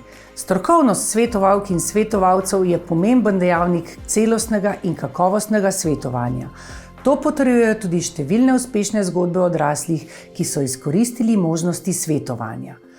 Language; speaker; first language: Slovenian; native; Slovenian